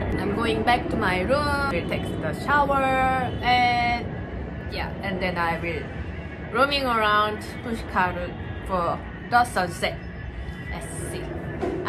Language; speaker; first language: English; non-native, learner; Korean